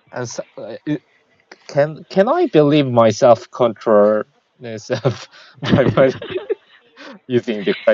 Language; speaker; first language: English; non-native, learner; Korean